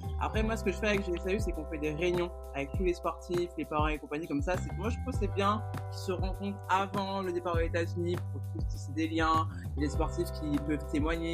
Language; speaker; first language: French; native; French